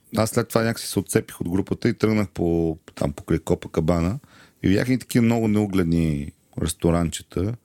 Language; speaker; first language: Bulgarian; native; Bulgarian